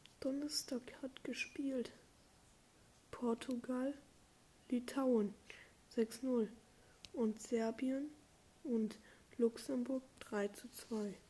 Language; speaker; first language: German; non-native, learner; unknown